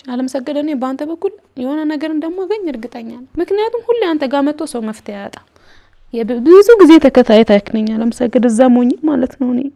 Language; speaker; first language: Amharic; native; Amharic